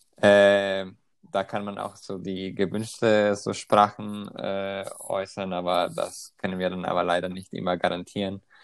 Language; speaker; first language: German; non-native, fluent; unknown